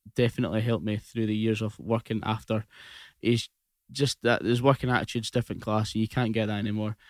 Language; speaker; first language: English; native; English